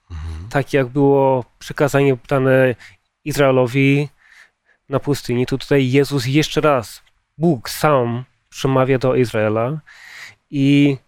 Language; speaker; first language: Polish; early bilingual, heritage; Polish